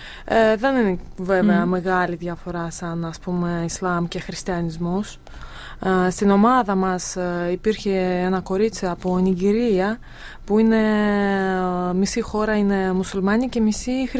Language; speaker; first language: Greek; non-native, fluent; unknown